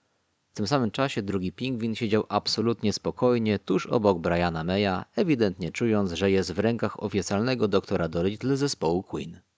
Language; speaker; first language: Polish; native; Polish